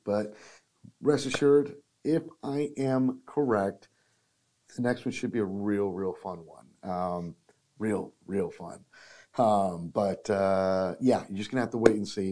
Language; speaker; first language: English; early bilingual, other home language; Spanish